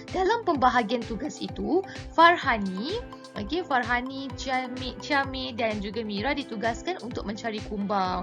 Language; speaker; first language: Malay; native; Malay